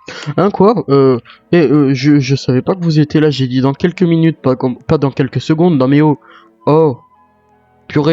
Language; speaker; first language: French; native; French